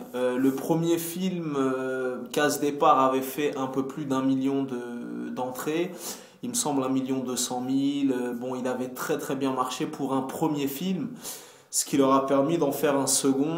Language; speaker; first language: French; native; French